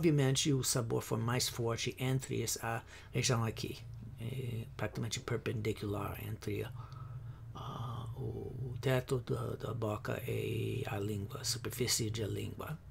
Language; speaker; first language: Portuguese; non-native, fluent; English